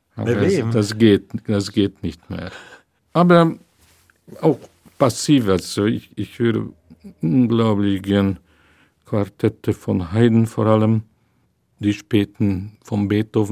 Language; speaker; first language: German; non-native, fluent; Hungarian